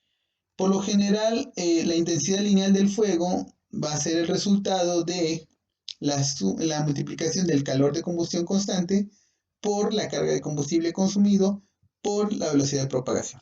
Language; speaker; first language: Spanish; native; Spanish